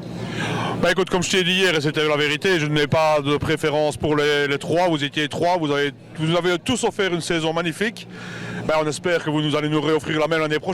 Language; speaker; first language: French; native; French